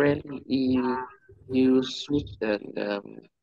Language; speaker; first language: English; non-native, learner; Vietnamese